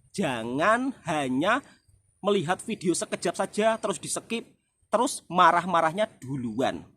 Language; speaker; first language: Indonesian; native; Indonesian